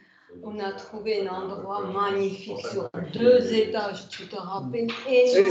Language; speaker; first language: French; non-native, fluent; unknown